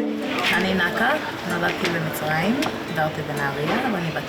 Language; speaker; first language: Hebrew; early bilingual, other home language; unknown